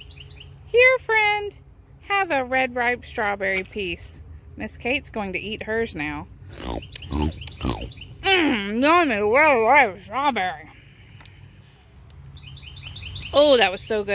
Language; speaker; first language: English; native; English